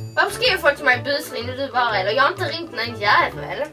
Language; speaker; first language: Swedish; native; Swedish